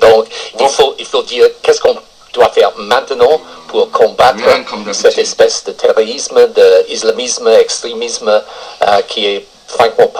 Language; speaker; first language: French; non-native, fluent; English